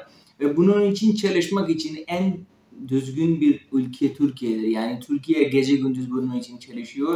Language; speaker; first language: Turkish; non-native, fluent; Urdu